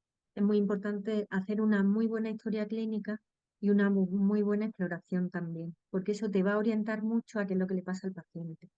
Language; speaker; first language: Spanish; native; Spanish